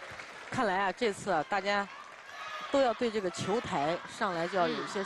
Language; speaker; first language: Chinese; native; Chinese